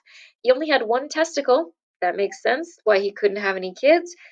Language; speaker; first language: English; native; English